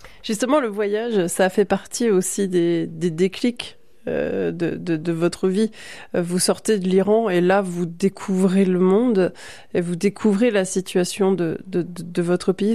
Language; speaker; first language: French; native; French